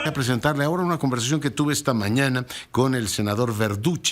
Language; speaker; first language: Spanish; native; Spanish